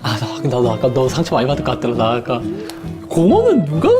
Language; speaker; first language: Korean; native; Korean